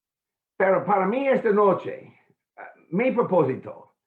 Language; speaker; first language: Spanish; non-native, fluent; English